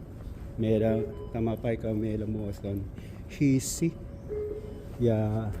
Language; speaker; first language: Finnish; non-native, learner; Filipino